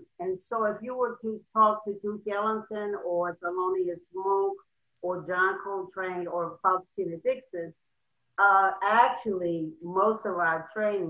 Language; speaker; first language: English; native; English